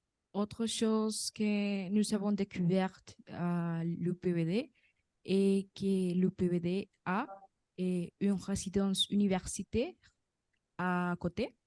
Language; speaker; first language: French; non-native, learner; Spanish